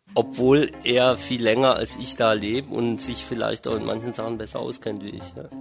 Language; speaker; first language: German; native; German